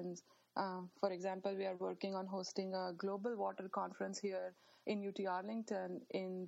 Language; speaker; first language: English; non-native, local second language; Marathi